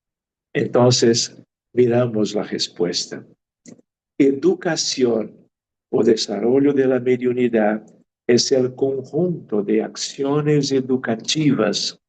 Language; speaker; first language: Spanish; non-native, fluent; Portuguese